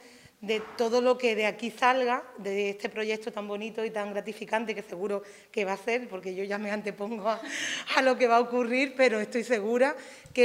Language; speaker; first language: Spanish; native; Spanish